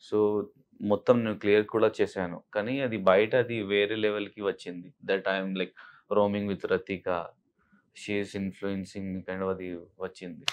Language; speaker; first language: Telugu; non-native, local second language; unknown